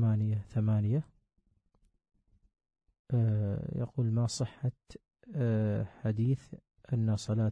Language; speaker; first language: Arabic; native; Arabic